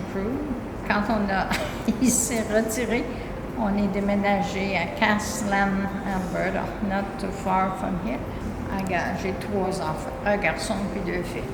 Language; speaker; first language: French; native; French